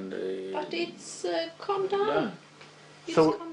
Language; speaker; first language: English; non-native, fluent; Swedish